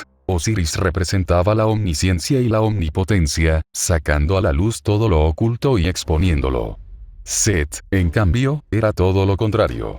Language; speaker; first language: Spanish; native; Spanish